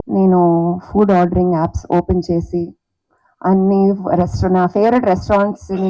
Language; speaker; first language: Telugu; non-native, fluent; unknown